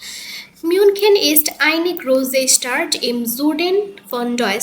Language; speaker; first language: German; non-native, learner; Bangla